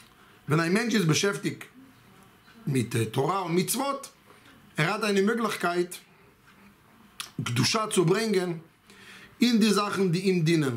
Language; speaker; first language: German; non-native, fluent; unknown